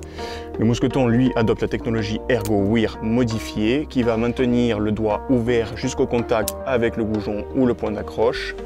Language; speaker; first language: French; native; French